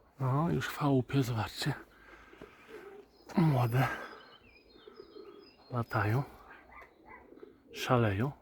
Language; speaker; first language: Polish; native; Polish